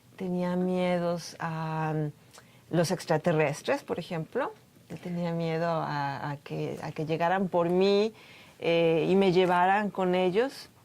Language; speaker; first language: Spanish; native; Spanish